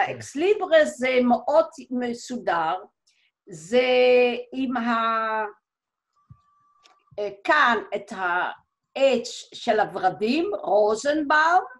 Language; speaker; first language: Hebrew; non-native, fluent; Dutch